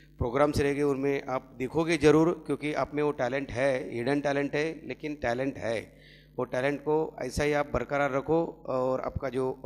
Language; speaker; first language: Hindi; non-native, local second language; Marathi